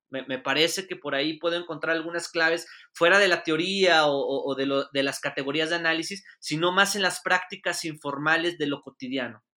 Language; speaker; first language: Spanish; native; Spanish